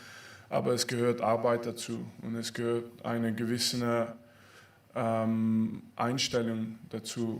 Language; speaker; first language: German; non-native, fluent; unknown